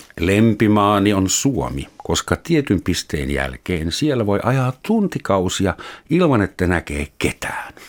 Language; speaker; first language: Finnish; non-native, fluent; German